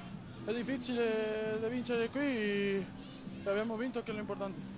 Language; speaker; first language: Italian; non-native, learner; Spanish